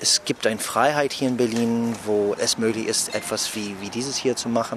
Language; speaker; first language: German; non-native, fluent; English